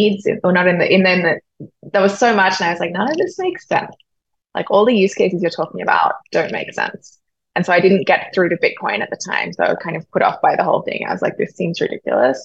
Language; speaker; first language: English; native; English